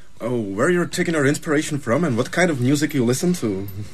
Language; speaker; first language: English; non-native, fluent; Czech